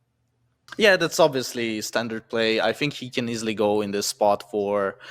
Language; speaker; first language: English; non-native, fluent; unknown